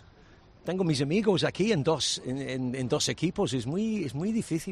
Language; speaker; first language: Spanish; non-native, learner; English